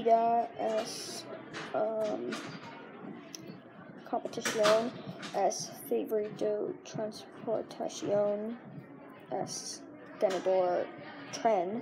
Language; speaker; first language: Spanish; non-native, learner; English